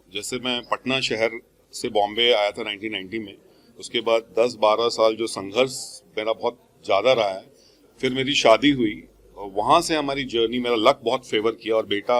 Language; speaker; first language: Hindi; native; Hindi